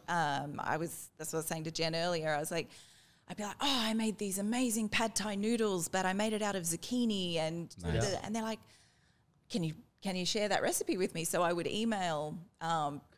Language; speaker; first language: English; native; English